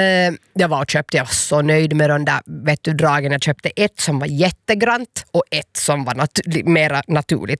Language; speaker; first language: Swedish; native; Swedish